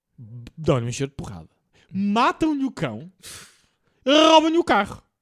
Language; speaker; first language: Portuguese; native; Portuguese